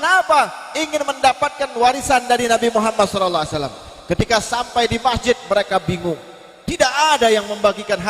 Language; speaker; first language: Indonesian; native; Indonesian